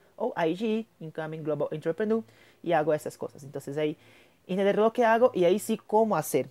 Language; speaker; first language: Spanish; non-native, fluent; Portuguese